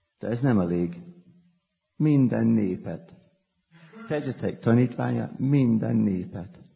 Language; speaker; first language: Hungarian; non-native, fluent; English